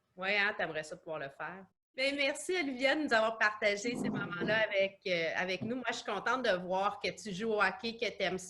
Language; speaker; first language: French; native; French